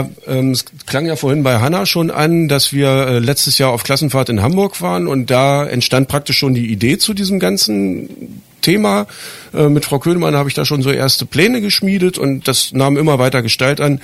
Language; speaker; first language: German; native; German